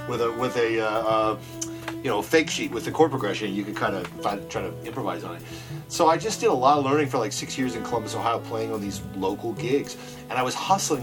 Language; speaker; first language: English; native; English